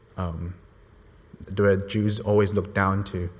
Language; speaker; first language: English; non-native, local second language; Cantonese